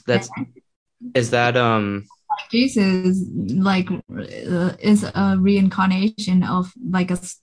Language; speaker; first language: English; non-native, fluent; Vietnamese